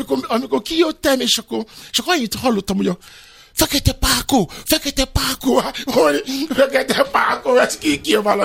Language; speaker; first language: Hungarian; non-native, fluent; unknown